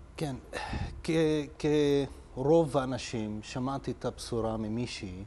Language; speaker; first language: Hebrew; non-native, local second language; Arabic